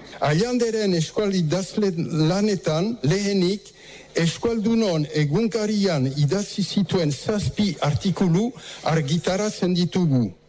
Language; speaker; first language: Basque; native; Basque